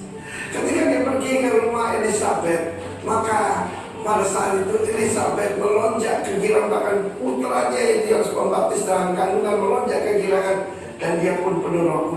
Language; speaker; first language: Indonesian; native; Indonesian